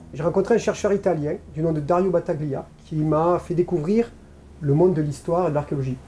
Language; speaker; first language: French; native; French